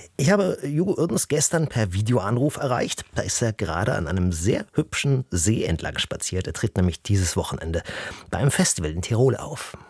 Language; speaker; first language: German; native; German